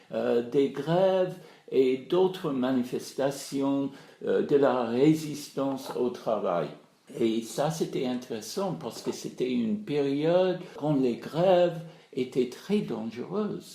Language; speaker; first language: French; non-native, fluent; English